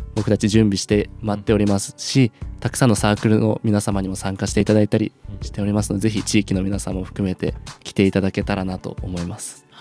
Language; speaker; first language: Japanese; native; Japanese